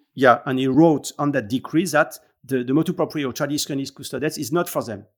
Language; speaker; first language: English; non-native, learner; French